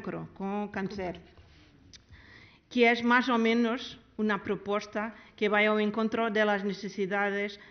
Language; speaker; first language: Spanish; non-native, learner; Portuguese